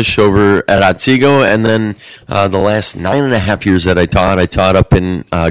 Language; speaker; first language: English; native; English